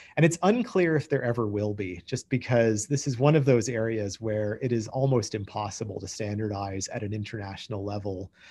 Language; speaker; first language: English; native; English